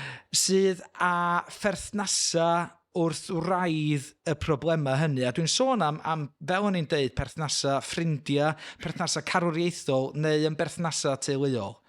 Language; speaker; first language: Welsh; native; Welsh